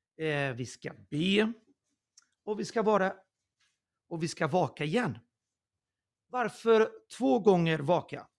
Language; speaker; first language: Swedish; non-native, fluent; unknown